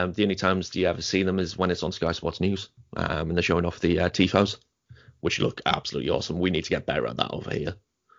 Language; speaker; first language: English; native; English